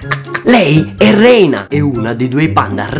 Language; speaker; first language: Italian; native; Italian